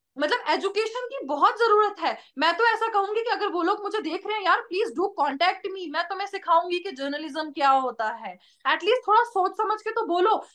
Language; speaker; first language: Hindi; non-native, local second language; Kashmiri